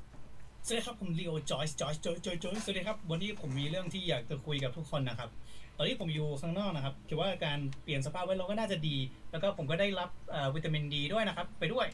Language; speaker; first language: Thai; non-native, fluent; English